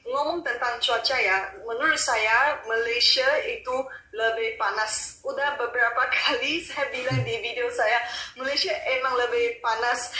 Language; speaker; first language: Malay; non-native, local second language; Chinese